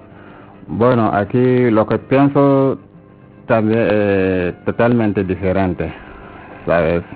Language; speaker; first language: Spanish; non-native, learner; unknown